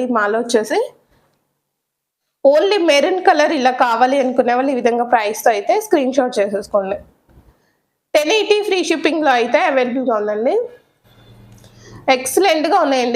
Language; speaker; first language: Telugu; native; Telugu